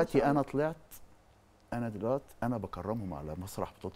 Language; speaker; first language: Arabic; native; Arabic